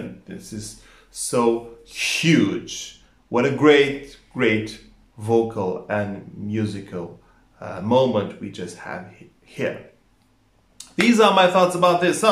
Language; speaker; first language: English; non-native, fluent; Portuguese